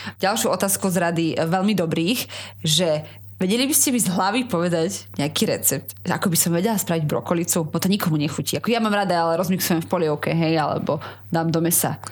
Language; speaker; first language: Slovak; native; Slovak